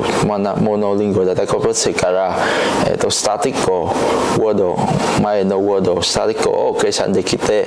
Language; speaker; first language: Japanese; non-native, learner; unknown